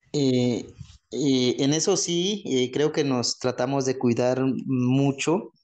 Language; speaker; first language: Spanish; non-native, local second language; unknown